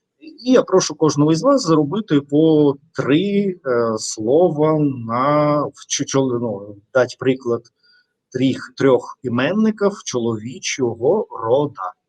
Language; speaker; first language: Ukrainian; non-native, fluent; Russian